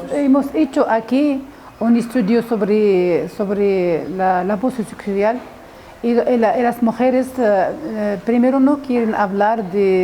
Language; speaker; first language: Spanish; non-native, fluent; Arabic